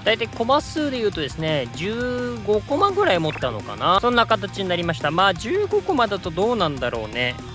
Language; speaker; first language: Japanese; native; Japanese